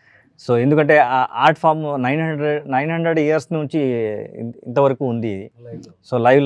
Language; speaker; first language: Telugu; non-native, learner; Kannada